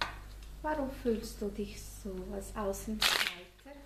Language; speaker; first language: German; non-native, fluent; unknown